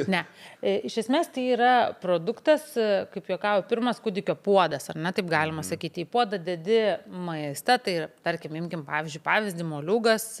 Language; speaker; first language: Lithuanian; native; Lithuanian